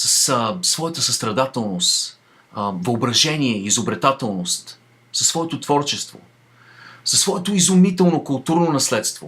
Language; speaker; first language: Bulgarian; native; Bulgarian